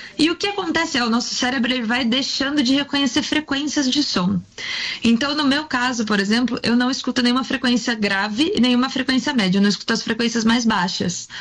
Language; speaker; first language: Portuguese; native; Portuguese